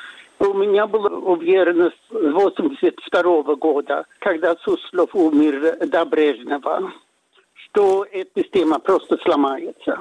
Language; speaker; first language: Russian; non-native, fluent; Swedish